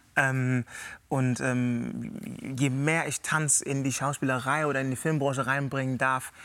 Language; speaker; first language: German; native; German